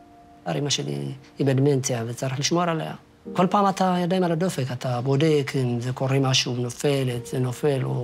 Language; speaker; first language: Hebrew; non-native, fluent; Amharic